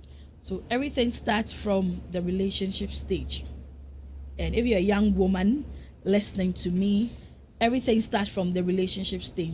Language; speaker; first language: English; non-native, local second language; Akan